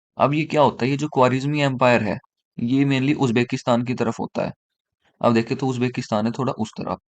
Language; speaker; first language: Hindi; native; Hindi